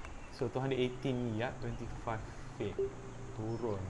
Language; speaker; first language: English; non-native, local second language; Malay